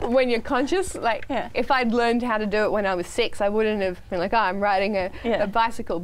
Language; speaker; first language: English; native; English